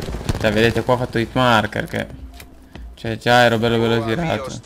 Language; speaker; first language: Italian; native; Italian